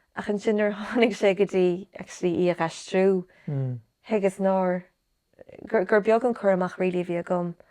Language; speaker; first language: Irish; native; Irish